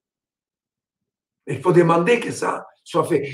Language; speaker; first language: French; non-native, fluent; Italian